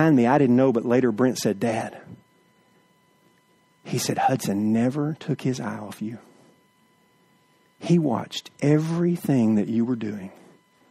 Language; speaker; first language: English; native; English